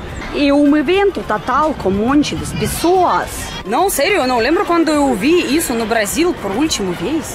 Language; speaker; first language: Portuguese; non-native, fluent; Russian